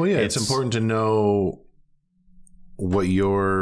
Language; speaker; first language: English; native; English